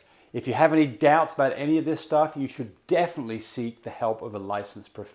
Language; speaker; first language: English; native; English